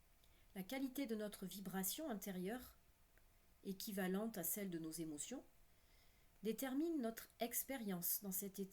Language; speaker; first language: French; native; French